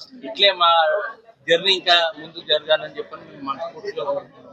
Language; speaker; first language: Telugu; native; Telugu